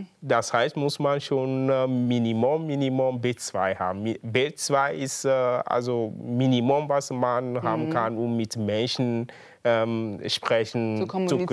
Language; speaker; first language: German; non-native, fluent; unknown